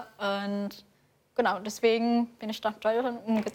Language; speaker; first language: German; non-native, fluent; Indonesian